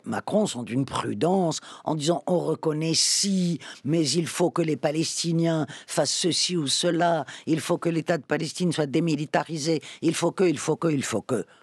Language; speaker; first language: French; native; French